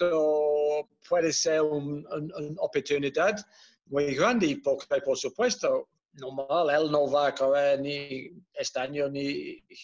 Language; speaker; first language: Spanish; non-native, fluent; Dutch